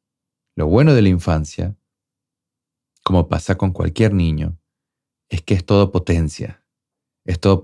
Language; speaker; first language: Spanish; native; Spanish